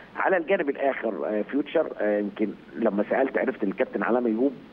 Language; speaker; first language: Arabic; native; Arabic